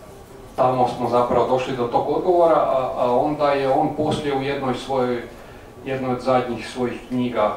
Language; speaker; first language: Croatian; native; Croatian